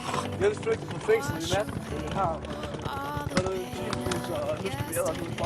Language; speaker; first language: Danish; native; Danish